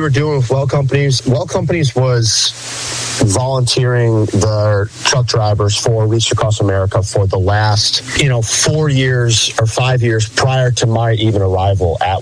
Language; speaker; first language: English; native; English